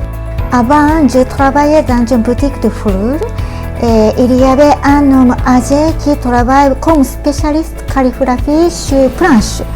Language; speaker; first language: French; non-native, learner; Japanese